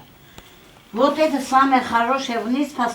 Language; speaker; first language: Russian; non-native, local second language; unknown